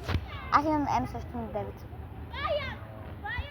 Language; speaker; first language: Bulgarian; early bilingual, heritage; Bulgarian